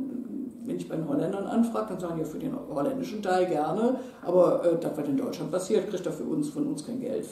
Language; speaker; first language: German; native; German